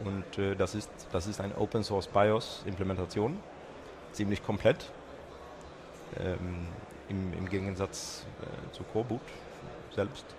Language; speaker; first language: German; non-native, fluent; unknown